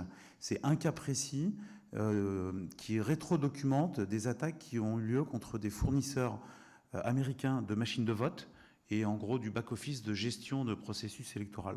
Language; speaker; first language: French; native; French